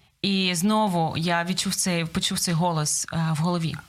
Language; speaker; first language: Ukrainian; native; Ukrainian